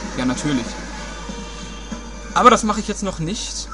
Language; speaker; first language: German; native; German